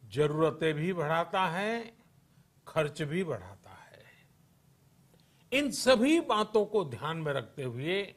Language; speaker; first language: Hindi; non-native, local second language; Gujarati